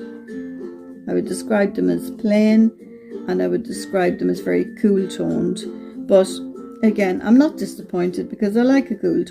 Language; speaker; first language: English; native; English